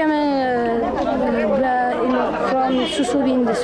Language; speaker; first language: English; non-native, learner; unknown